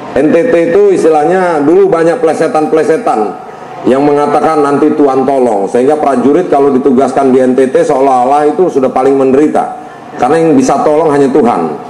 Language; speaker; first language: Indonesian; native; Indonesian